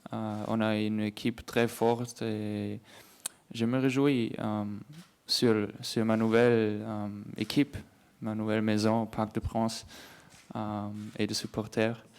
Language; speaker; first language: French; non-native, learner; German